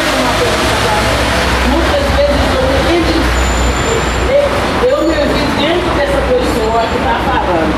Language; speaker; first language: Portuguese; non-native, learner; Haitian Creole